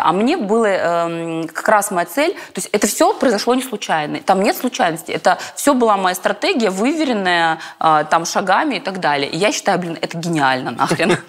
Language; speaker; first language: Russian; native; Russian